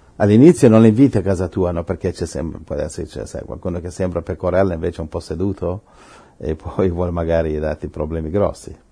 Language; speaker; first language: Italian; non-native, fluent; Spanish